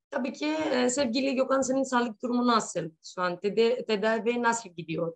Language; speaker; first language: Turkish; non-native, learner; Greek